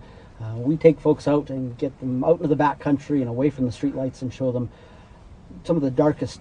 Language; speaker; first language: English; native; English